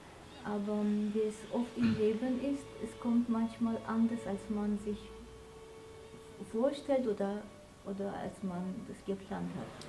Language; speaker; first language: German; non-native, fluent; Armenian